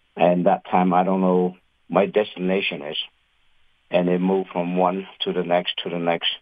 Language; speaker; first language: English; non-native, fluent; Khmer